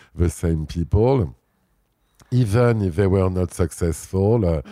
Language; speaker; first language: English; non-native, fluent; French